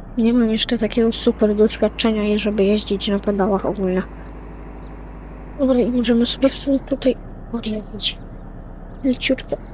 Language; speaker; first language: Polish; native; Polish